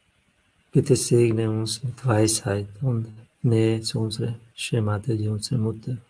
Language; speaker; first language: German; non-native, fluent; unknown